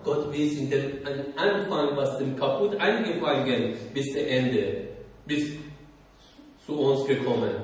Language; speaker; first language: German; non-native, learner; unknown